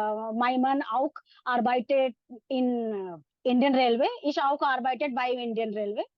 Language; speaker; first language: German; non-native, learner; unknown